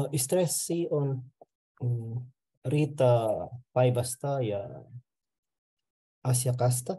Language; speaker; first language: Finnish; non-native, learner; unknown